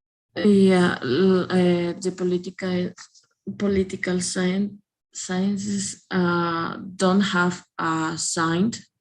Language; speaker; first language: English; non-native, learner; Spanish